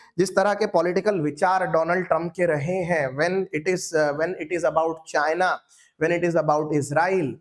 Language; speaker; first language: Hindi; non-native, local second language; Marathi